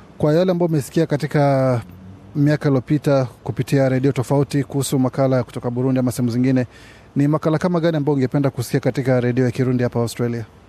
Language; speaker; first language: Swahili; native; Swahili